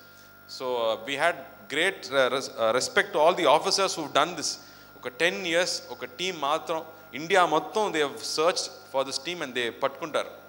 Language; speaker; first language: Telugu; non-native, learner; Tamil